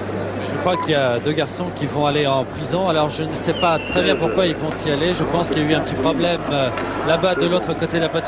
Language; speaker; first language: French; native; French